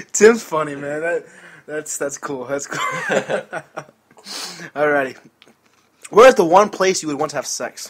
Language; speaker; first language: English; native; English